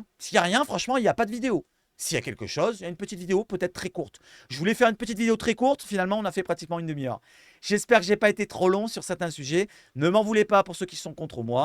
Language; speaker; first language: French; native; French